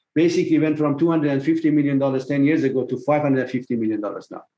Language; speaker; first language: English; non-native, fluent; Persian